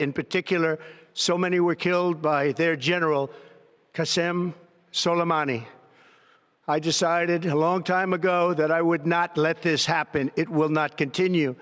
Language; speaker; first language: English; native; English